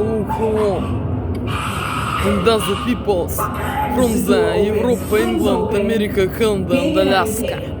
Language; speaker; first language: English; non-native, learner; Russian